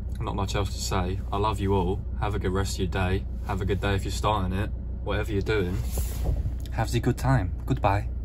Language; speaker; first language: English; native; English